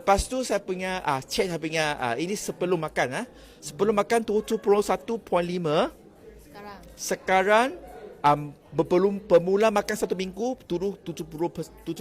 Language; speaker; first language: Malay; non-native, local second language; Chinese